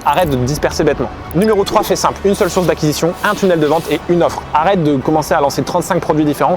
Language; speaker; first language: French; native; French